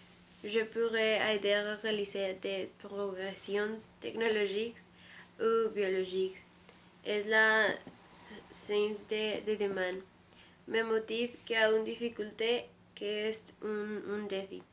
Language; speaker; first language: French; non-native, learner; Spanish